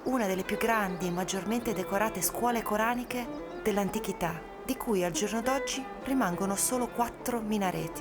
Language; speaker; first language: Italian; native; Italian